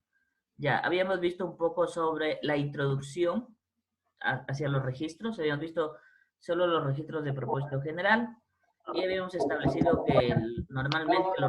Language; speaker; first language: Spanish; native; Spanish